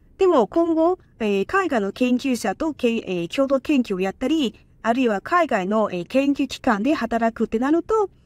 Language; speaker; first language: Japanese; non-native, fluent; Chinese